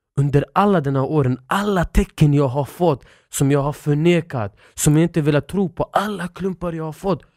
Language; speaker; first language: Swedish; early bilingual, other home language; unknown